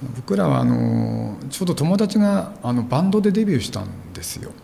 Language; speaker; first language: Japanese; native; Japanese